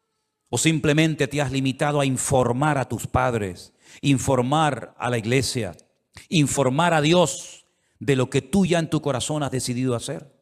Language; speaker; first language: Spanish; native; Spanish